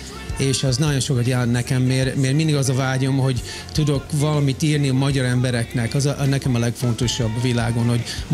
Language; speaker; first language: Hungarian; early bilingual, heritage; Hungarian